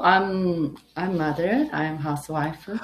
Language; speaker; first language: English; non-native, learner; Korean